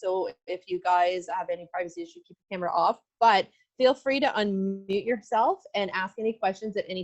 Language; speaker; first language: English; native; English